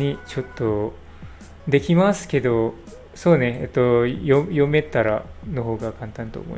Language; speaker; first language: Japanese; non-native, learner; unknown